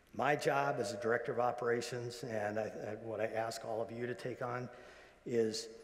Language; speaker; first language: English; native; English